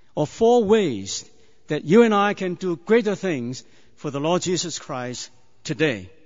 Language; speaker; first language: English; non-native, fluent; Chinese